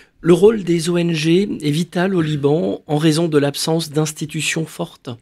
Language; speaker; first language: French; native; French